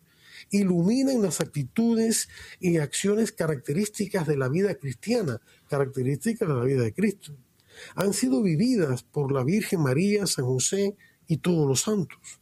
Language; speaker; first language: Spanish; native; Spanish